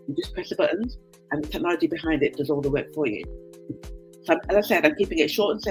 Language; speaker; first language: English; native; English